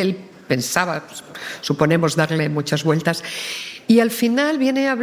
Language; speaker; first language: Spanish; native; Spanish